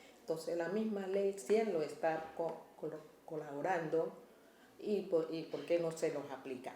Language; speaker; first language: Spanish; native; Spanish